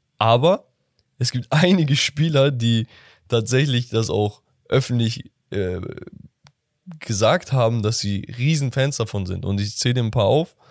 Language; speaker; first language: German; native; German